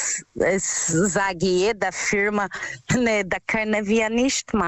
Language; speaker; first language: German; non-native, learner; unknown